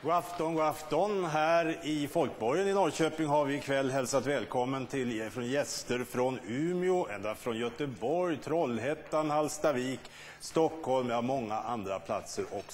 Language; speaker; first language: Swedish; native; Swedish